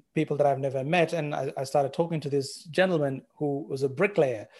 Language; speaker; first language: English; non-native, local second language; Sinhala